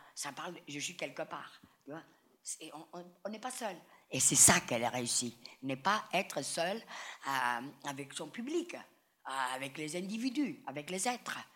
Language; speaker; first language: French; non-native, fluent; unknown